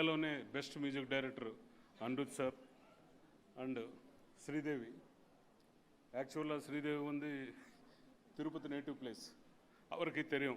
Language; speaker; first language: Tamil; non-native, learner; Telugu